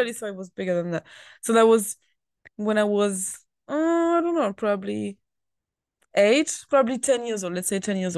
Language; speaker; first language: English; non-native, fluent; French